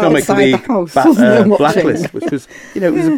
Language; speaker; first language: English; native; English